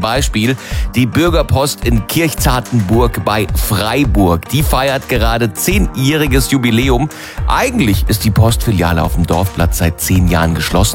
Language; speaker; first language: German; native; German